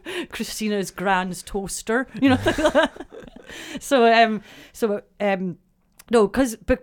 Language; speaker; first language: English; native; English